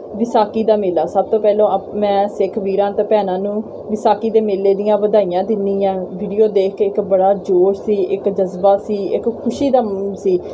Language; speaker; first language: Punjabi; native; Punjabi